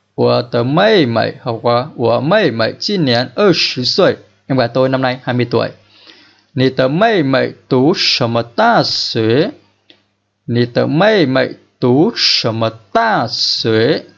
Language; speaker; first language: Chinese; non-native, fluent; Vietnamese